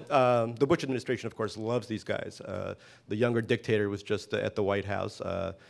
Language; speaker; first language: English; non-native, fluent; Russian